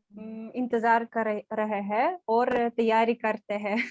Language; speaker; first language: Hindi; non-native, learner; Russian